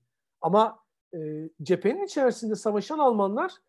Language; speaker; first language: Turkish; native; Turkish